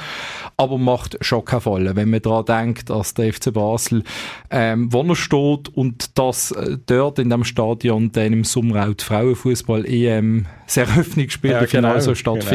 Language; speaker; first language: German; native; German